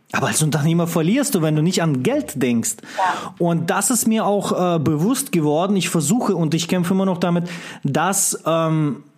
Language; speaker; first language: German; non-native, fluent; Russian